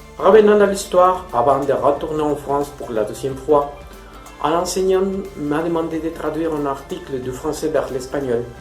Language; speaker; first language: French; non-native, fluent; Spanish